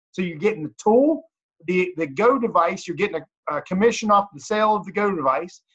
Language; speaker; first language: English; native; English